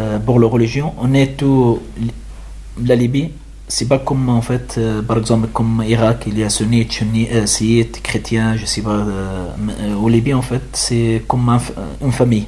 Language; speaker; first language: French; non-native, learner; Arabic